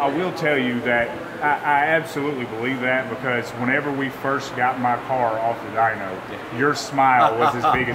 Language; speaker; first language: English; native; English